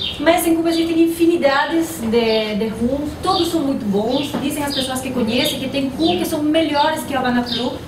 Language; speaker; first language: Portuguese; non-native, fluent; Spanish